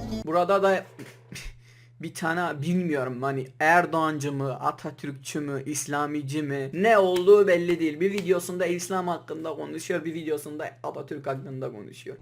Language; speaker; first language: Turkish; non-native, local second language; Kurdish